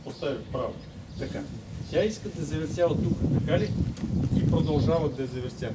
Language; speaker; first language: Bulgarian; non-native, learner; Russian